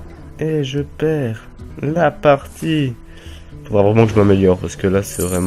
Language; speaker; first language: French; native; French